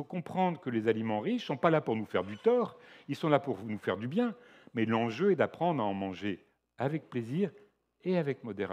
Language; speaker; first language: French; native; French